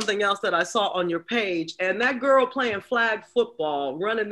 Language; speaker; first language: English; native; English